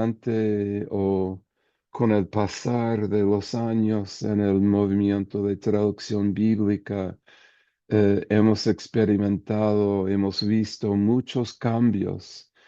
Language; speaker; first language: Spanish; non-native, fluent; English